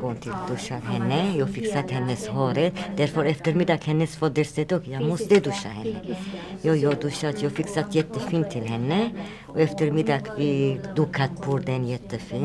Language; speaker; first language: Swedish; non-native, learner; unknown